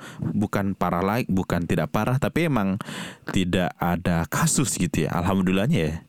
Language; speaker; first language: Indonesian; non-native, local second language; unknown